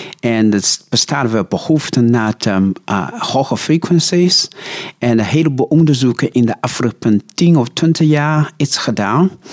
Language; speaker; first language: Dutch; non-native, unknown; Chinese